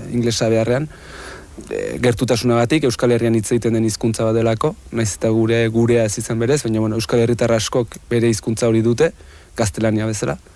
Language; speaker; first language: Basque; native; Basque